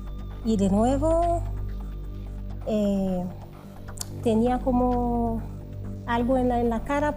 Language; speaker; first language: Spanish; non-native, learner; Haitian Creole